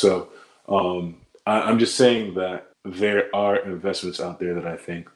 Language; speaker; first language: English; native; English